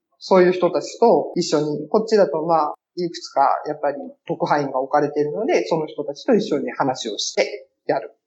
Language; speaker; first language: Japanese; native; Japanese